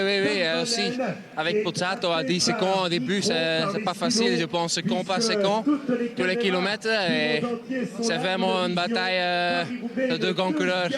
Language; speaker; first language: French; non-native, local second language; Dutch